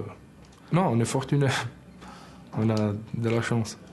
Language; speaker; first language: French; early bilingual, other home language; Albanian